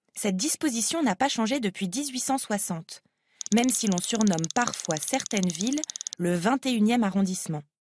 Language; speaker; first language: French; native; French